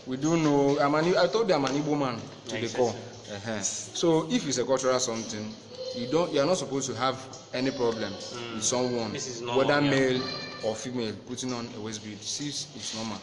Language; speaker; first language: English; non-native, local second language; Igbo